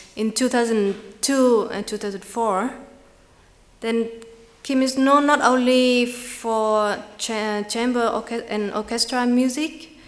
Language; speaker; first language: English; non-native, fluent; Vietnamese